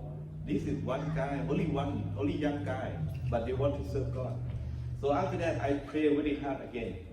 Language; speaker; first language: English; non-native, learner; Thai